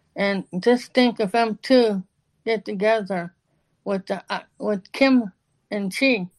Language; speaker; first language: English; native; English